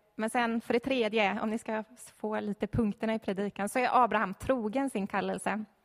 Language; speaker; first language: Swedish; native; Swedish